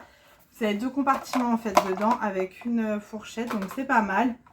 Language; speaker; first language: French; native; French